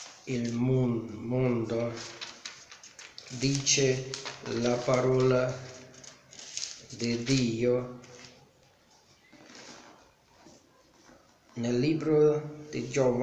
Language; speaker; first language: Italian; non-native, learner; Portuguese